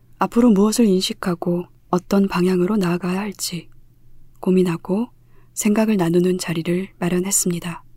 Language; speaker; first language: Korean; native; Korean